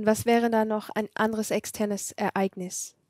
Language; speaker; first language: German; non-native, fluent; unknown